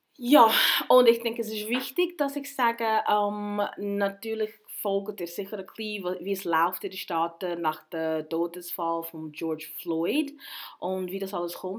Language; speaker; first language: German; early bilingual, heritage; English